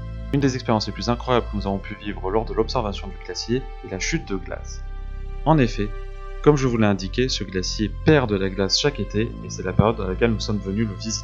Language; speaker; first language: French; native; French